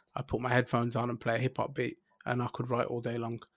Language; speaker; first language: English; native; English